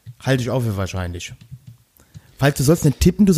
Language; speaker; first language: German; native; German